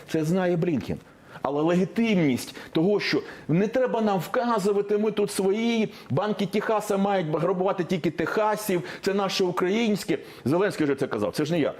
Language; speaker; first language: Ukrainian; non-native, local second language; Russian